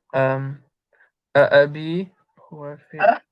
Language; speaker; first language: Arabic; non-native, learner; Urdu